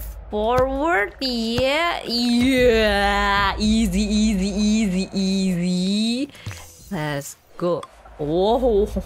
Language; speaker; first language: English; non-native, fluent; Indonesian